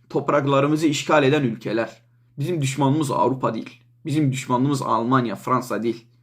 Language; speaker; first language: Turkish; non-native, local second language; Kurdish